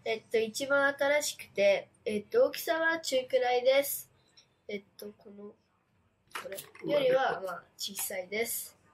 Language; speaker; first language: Japanese; early bilingual, heritage; Japanese